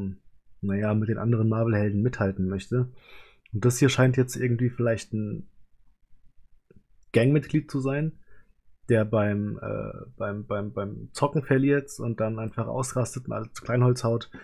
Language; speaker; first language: German; native; German